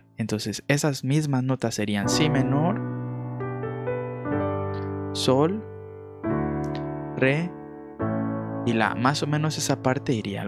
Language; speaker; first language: Spanish; native; Spanish